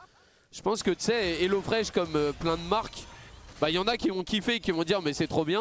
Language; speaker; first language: French; native; French